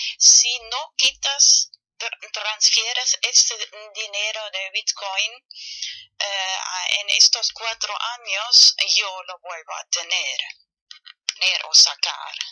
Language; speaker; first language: Spanish; non-native, fluent; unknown